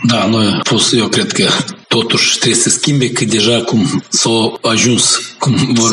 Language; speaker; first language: Romanian; non-native, local second language; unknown